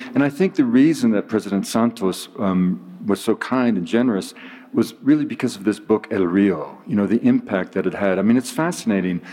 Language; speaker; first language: English; native; English